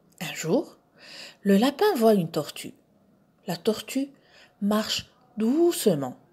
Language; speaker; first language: French; non-native, local second language; Arabic